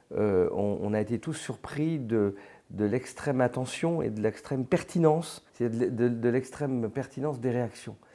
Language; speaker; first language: French; native; French